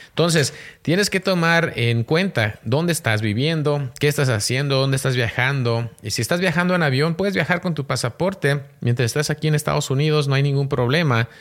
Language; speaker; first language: Spanish; native; Spanish